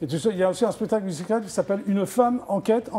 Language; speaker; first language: French; native; French